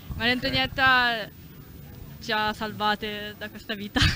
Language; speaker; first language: Italian; native; Italian